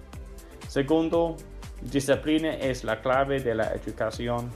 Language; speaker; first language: Spanish; non-native, fluent; English